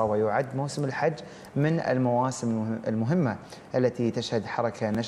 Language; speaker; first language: Arabic; native; Arabic